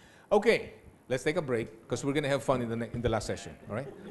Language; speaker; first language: English; non-native, local second language; Filipino